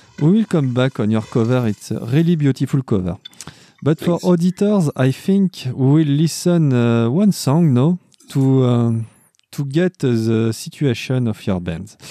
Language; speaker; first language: English; non-native, learner; French